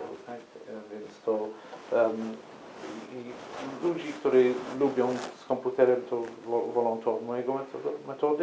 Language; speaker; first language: Polish; non-native, fluent; English